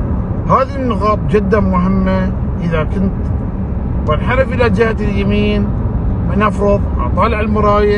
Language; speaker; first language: Arabic; native; Arabic